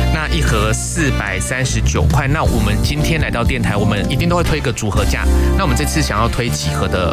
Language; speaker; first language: Chinese; native; Chinese